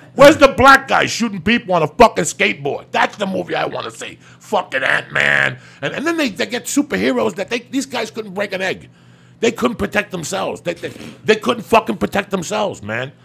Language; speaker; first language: English; non-native, fluent; Spanish